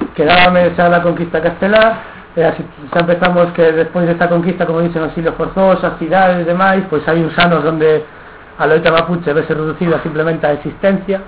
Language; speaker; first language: Spanish; non-native, local second language; Galician